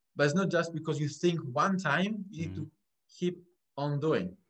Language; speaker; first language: English; non-native, fluent; Italian